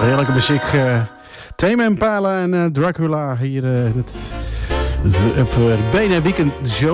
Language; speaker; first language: Dutch; native; Dutch